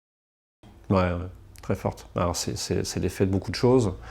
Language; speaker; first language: French; native; French